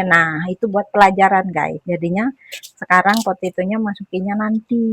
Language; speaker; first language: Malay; non-native, local second language; Indonesian